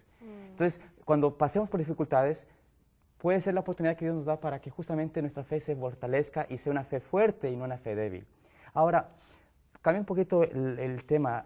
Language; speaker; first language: Spanish; native; Spanish